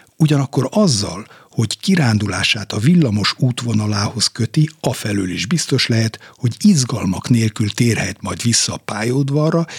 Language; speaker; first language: Hungarian; non-native, fluent; Turkish